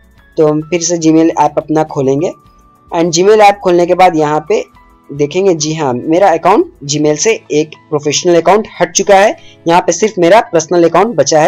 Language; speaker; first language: Hindi; native; Hindi